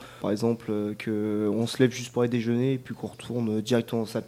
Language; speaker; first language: French; native; French